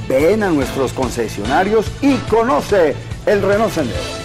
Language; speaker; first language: Spanish; native; Spanish